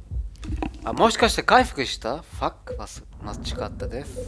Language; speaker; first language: Japanese; non-native, learner; German